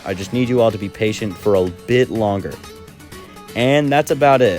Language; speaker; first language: English; native; English